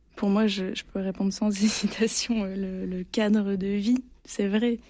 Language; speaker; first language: French; native; French